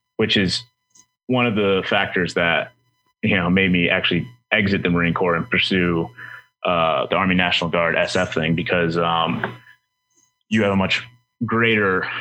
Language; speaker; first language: English; native; English